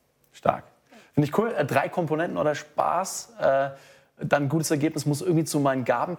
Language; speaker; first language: German; native; German